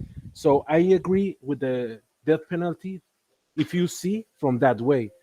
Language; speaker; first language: English; non-native, learner; Spanish